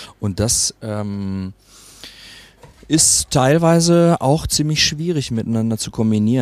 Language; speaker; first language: German; native; German